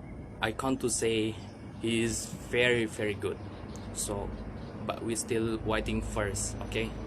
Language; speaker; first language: English; non-native, learner; Indonesian